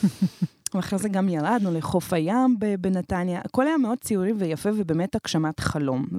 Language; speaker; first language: Hebrew; early bilingual, other home language; Romanian